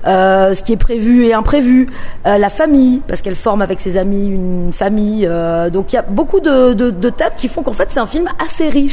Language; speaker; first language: French; native; French